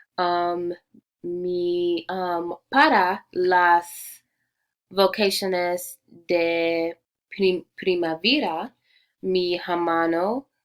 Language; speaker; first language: Spanish; non-native, learner; English